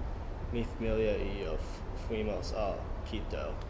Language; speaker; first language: Spanish; non-native, learner; English